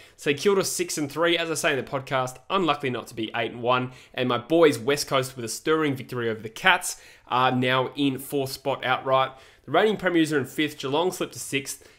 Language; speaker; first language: English; native; English